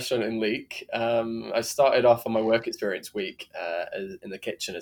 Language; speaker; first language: English; native; English